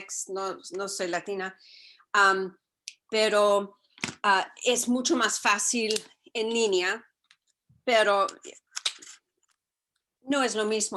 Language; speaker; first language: Spanish; non-native, fluent; English